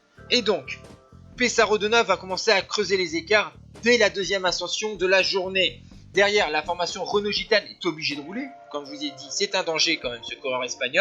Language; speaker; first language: French; native; French